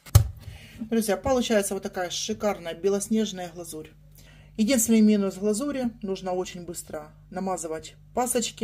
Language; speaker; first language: Russian; native; Russian